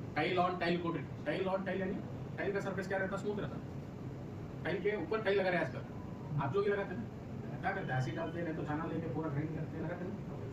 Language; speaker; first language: Hindi; non-native, local second language; Kannada